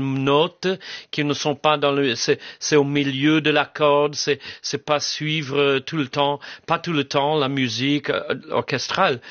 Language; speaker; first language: French; non-native, fluent; English